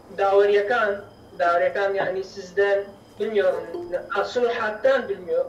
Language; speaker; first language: Turkish; non-native, learner; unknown